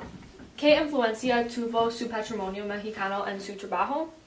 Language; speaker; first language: Spanish; non-native, learner; English